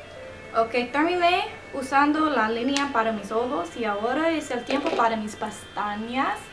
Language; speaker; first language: Spanish; non-native, learner; English